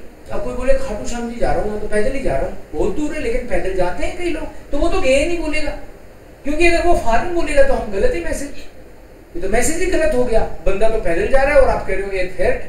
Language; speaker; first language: Hindi; non-native, local second language; Gujarati